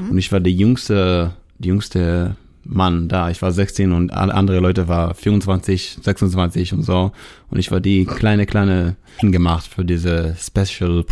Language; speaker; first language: German; non-native, learner; Hebrew